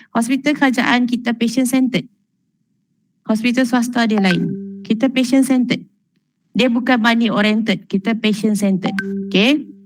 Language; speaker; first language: Malay; native; Malay